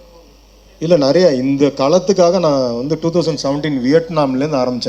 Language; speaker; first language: Tamil; native; Tamil